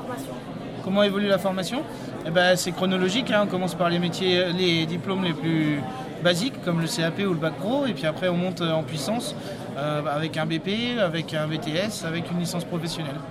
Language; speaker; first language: French; native; French